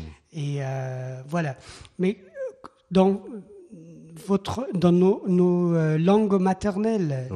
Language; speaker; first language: French; non-native, fluent; Persian